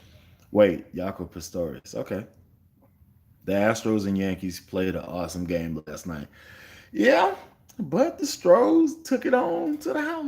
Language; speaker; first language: English; native; English